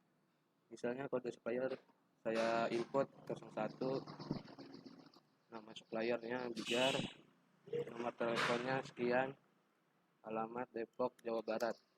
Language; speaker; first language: Indonesian; native; Indonesian